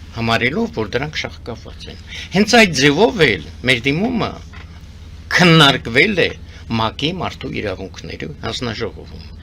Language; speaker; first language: Armenian; early bilingual, heritage; Armenian